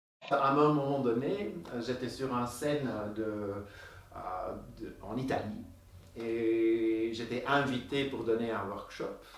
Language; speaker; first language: French; non-native, local second language; Dutch